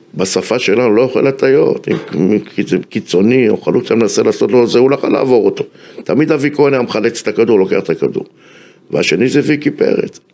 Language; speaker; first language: Hebrew; native; Hebrew